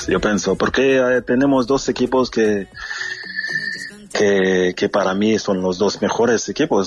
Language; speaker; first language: Spanish; non-native, fluent; French